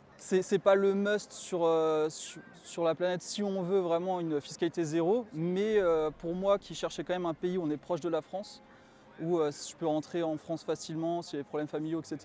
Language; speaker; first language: French; native; French